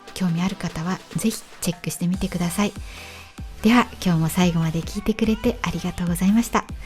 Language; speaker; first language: Japanese; native; Japanese